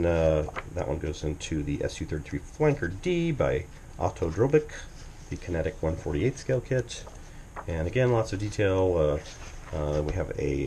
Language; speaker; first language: English; native; English